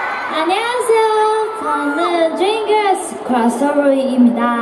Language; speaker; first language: Korean; non-native, learner; Chinese